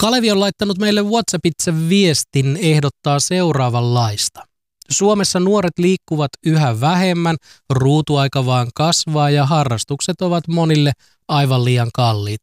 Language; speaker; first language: Finnish; native; Finnish